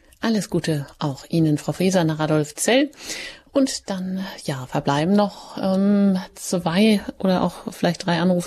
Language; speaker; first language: German; native; German